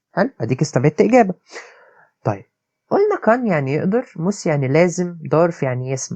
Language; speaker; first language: Arabic; native; Arabic